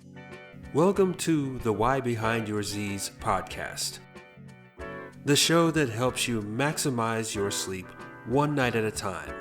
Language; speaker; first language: English; native; English